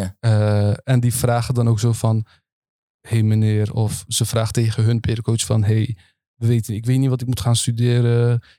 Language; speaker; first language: Dutch; early bilingual, other home language; Turkish